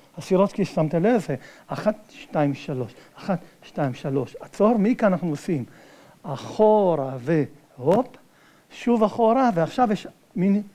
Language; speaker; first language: Hebrew; native; Hebrew